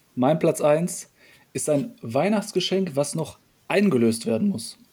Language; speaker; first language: German; early bilingual, other home language; Polish